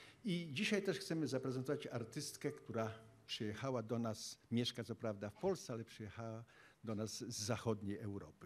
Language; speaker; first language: Polish; native; Polish